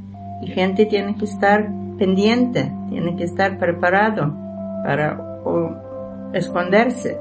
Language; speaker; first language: Spanish; non-native, learner; Ukrainian